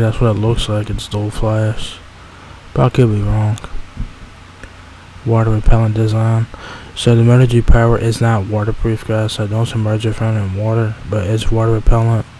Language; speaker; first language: English; native; English